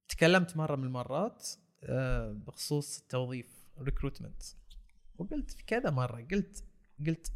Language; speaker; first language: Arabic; native; Arabic